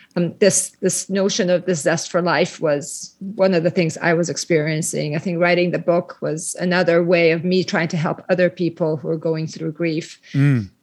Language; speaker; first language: English; early bilingual, other home language; Persian